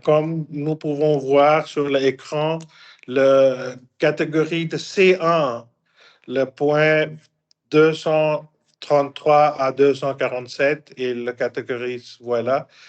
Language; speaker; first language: French; non-native, fluent; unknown